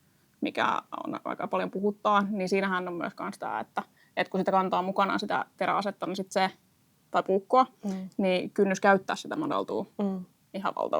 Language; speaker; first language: Finnish; native; Finnish